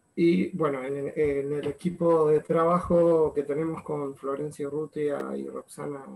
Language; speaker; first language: Spanish; native; Spanish